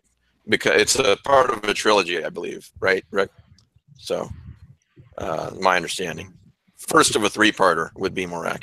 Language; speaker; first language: English; native; English